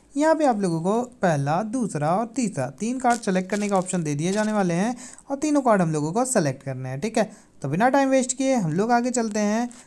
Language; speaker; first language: Hindi; native; Hindi